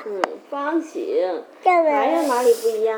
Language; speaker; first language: Chinese; native; Chinese